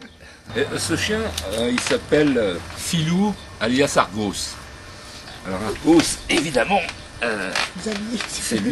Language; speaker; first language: French; native; French